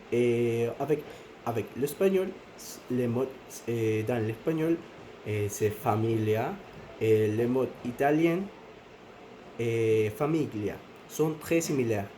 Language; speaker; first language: French; non-native, learner; Spanish